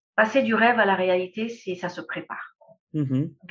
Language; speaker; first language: French; non-native, local second language; Arabic